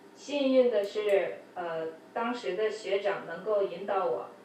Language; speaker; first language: Chinese; early bilingual, other home language; English